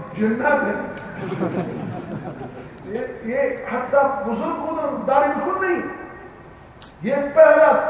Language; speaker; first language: Urdu; non-native, learner; Arabic